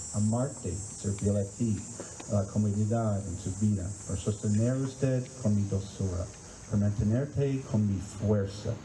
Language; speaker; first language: Spanish; non-native, learner; English